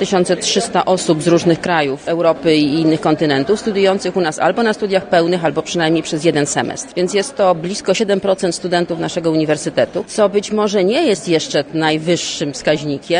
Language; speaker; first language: Polish; native; Polish